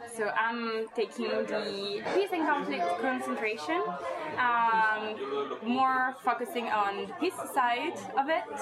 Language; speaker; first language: English; non-native, fluent; Italian